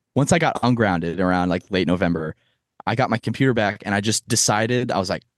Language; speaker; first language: English; native; English